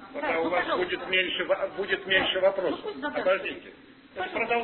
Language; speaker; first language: Russian; native; Russian